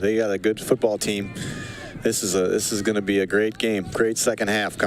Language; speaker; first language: English; native; English